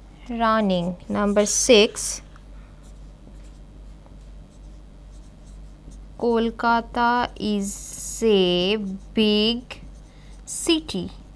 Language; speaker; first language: English; non-native, local second language; Bangla